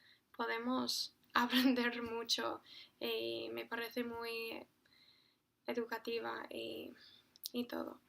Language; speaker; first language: Spanish; non-native, fluent; English